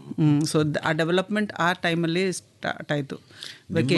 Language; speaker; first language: Kannada; non-native, local second language; Malayalam